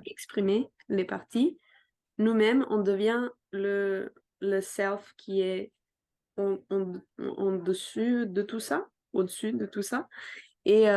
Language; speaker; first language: French; non-native, fluent; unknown